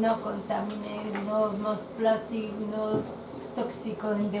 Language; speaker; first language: English; non-native, learner; Spanish